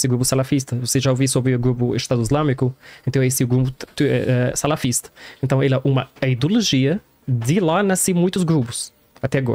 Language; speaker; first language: Portuguese; non-native, learner; Arabic